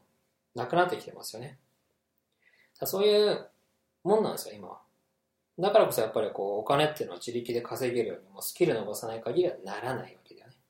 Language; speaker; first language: Japanese; native; Japanese